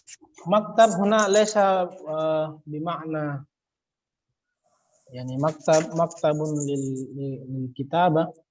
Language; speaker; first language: Arabic; non-native, fluent; Indonesian